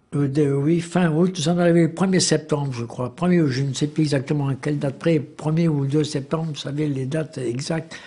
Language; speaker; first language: French; native; French